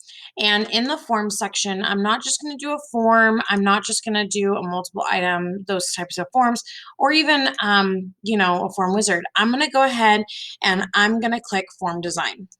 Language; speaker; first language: English; native; English